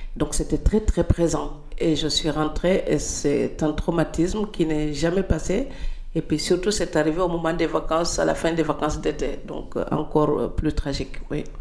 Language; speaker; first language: French; non-native, local second language; Serer